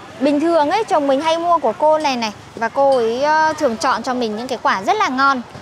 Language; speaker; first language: Vietnamese; native; Vietnamese